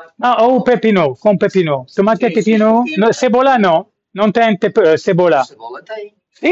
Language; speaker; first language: Portuguese; non-native, learner; English